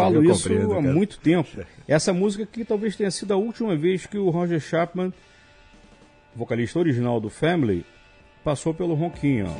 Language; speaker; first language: Portuguese; native; Portuguese